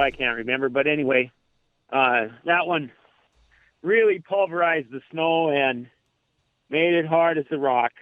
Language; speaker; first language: English; native; English